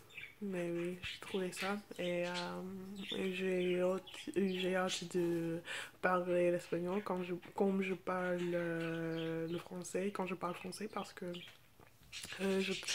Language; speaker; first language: French; non-native, fluent; English